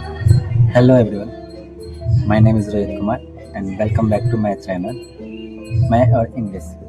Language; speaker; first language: English; non-native, learner; Hindi